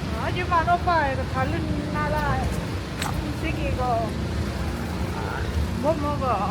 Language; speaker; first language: Korean; non-native, learner; Lao